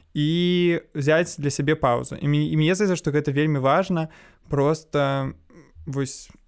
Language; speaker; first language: Belarusian; non-native, local second language; Russian